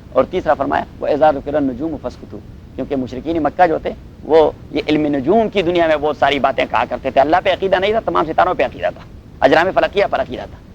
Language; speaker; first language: Urdu; non-native, local second language; Pashto